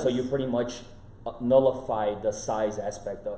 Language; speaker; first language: English; non-native, fluent; Portuguese